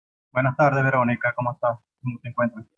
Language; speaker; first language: Spanish; native; Spanish